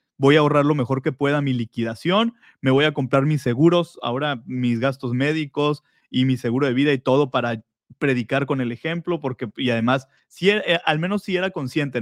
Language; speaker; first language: Spanish; native; Spanish